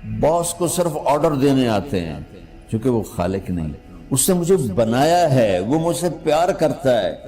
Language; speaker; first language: Urdu; non-native, local second language; Punjabi